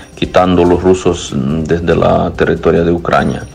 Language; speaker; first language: Spanish; non-native, fluent; Ukrainian